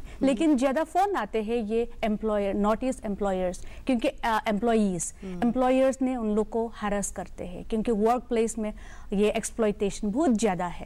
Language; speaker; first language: Hindi; non-native, local second language; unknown